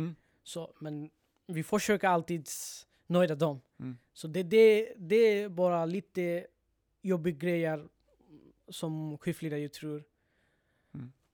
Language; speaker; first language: Swedish; non-native, learner; Bangla